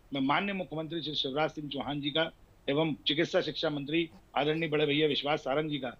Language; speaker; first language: Hindi; native; Hindi